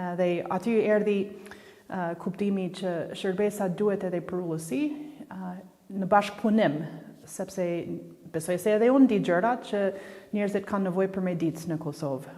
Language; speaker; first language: Albanian; non-native, fluent; English